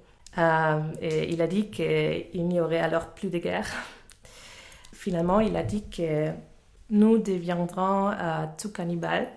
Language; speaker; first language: French; non-native, fluent; German